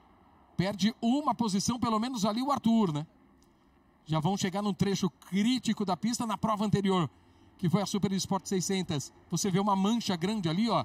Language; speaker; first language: Portuguese; native; Portuguese